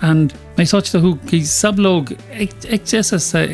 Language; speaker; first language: Hindi; non-native, learner; English